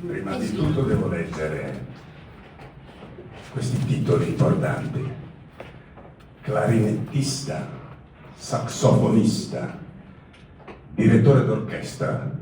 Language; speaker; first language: Italian; native; Italian